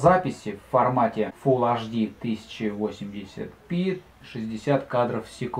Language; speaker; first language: Russian; native; Russian